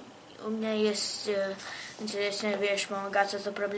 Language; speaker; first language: Russian; early bilingual, heritage; Russian